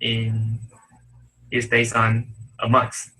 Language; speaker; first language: English; non-native, learner; Chinese